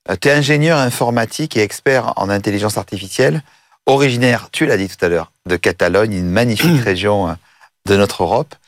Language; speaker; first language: French; native; French